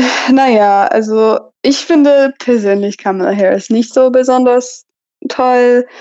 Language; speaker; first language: German; non-native, fluent; English